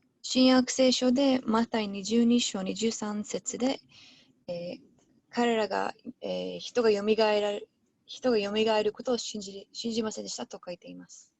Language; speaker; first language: Japanese; non-native, learner; English